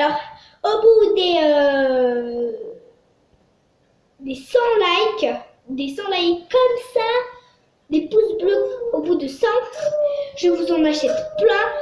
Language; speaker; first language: French; native; French